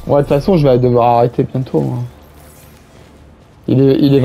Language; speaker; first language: French; native; French